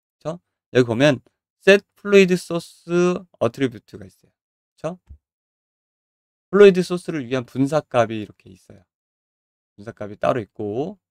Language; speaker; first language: Korean; native; Korean